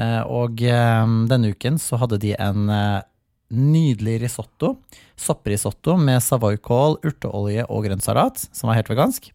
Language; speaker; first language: Norwegian; native; Norwegian